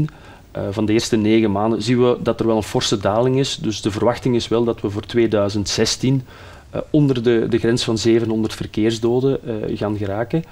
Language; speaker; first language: Dutch; native; Dutch